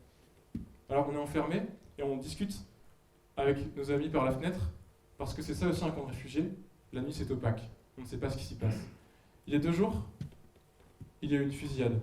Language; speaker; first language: French; native; French